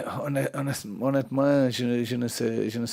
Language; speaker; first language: French; non-native, learner; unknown